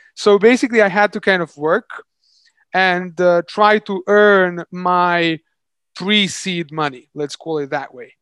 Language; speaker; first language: English; non-native, fluent; Serbian